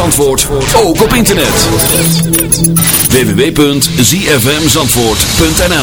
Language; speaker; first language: Dutch; native; Dutch